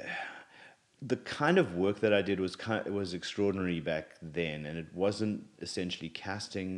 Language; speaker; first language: English; native; English